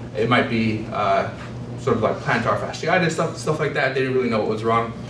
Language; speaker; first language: English; native; English